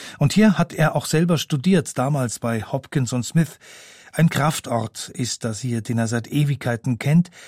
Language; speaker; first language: German; native; German